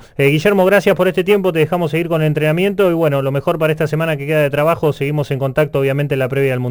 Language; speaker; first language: Spanish; native; Spanish